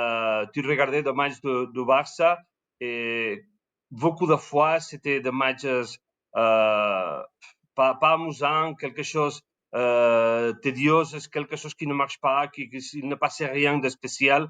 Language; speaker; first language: French; non-native, learner; Spanish